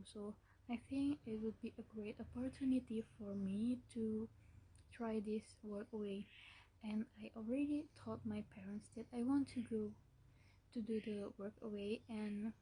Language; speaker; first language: English; non-native, local second language; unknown